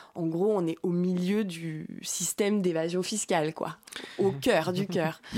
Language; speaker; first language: French; native; French